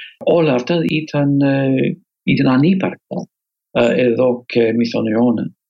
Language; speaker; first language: Greek; non-native, fluent; English